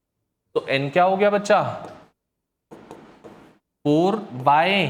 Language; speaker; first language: Hindi; native; Hindi